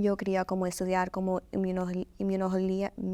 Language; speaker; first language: Spanish; early bilingual, heritage; Spanish